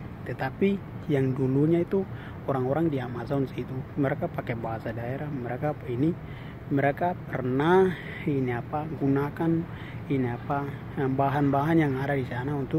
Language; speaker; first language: Indonesian; non-native, local second language; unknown